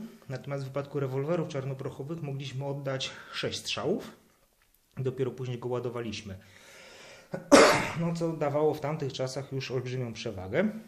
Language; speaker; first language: Polish; native; Polish